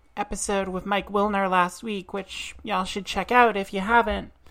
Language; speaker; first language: English; native; English